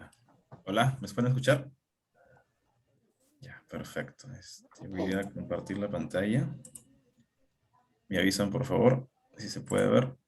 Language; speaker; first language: Spanish; native; Spanish